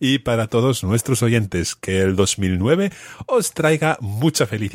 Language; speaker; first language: Spanish; non-native, fluent; English